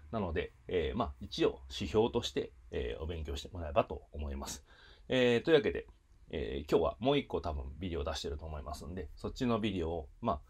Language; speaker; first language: Japanese; native; Japanese